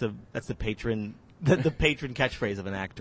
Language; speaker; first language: English; native; English